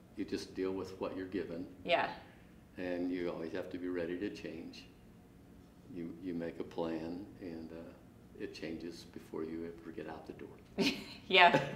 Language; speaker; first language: English; native; English